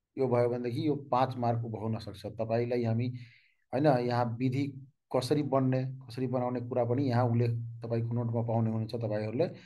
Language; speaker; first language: Nepali; non-native, local second language; Maithili